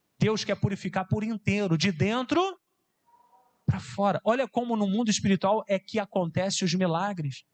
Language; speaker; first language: Portuguese; native; Portuguese